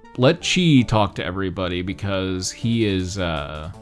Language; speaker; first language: English; native; English